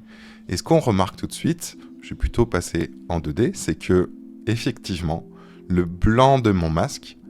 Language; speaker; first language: French; native; French